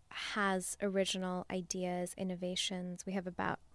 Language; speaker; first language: English; non-native, local second language; Urdu